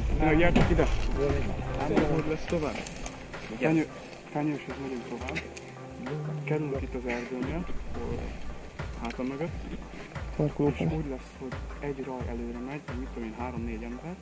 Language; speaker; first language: Hungarian; native; Hungarian